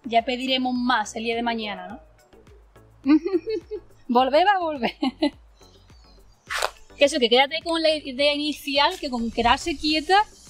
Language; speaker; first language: Spanish; native; Spanish